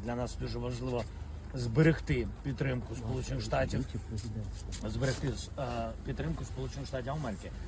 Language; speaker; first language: Ukrainian; non-native, local second language; Russian